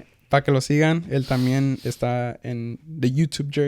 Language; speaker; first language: Spanish; early bilingual, heritage; Spanish